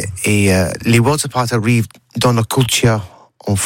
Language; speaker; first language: French; non-native, learner; English